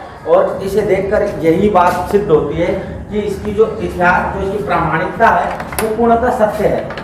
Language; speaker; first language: Hindi; native; Hindi